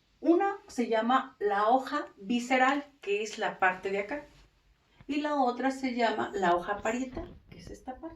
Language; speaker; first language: Spanish; native; Spanish